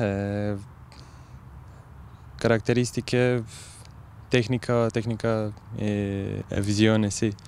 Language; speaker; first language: Italian; non-native, learner; Croatian